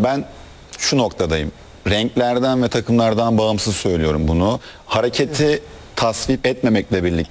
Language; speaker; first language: Turkish; native; Turkish